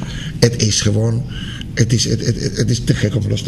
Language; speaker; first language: Dutch; non-native, fluent; Spanish